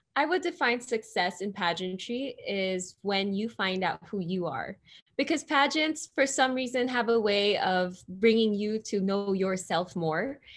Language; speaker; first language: English; non-native, local second language; Filipino